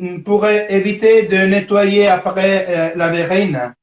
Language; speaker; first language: French; non-native, fluent; Italian